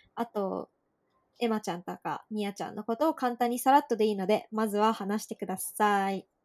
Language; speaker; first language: Japanese; native; Japanese